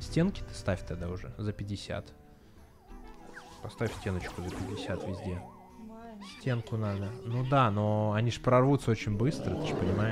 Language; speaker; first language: Russian; native; Russian